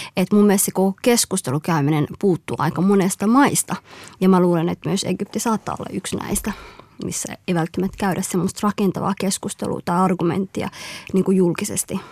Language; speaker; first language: Finnish; early bilingual, other home language; Somali